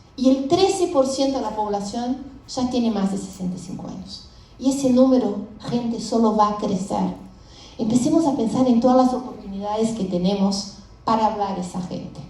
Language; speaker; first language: Spanish; native; Spanish